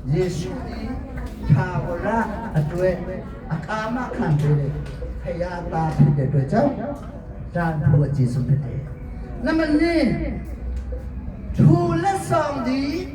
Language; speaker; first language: Burmese; non-native, local second language; Hakha Chin